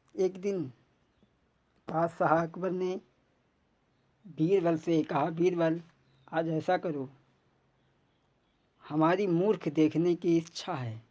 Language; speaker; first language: Hindi; native; Hindi